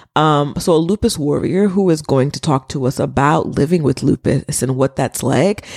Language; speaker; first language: English; early bilingual, other home language; Haitian Creole